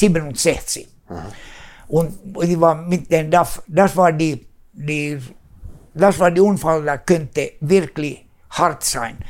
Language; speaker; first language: German; non-native, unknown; Swedish